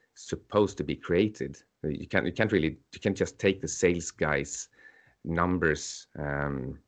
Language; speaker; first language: English; non-native, fluent; Swedish